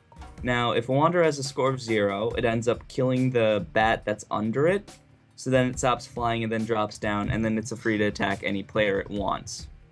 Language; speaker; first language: English; native; English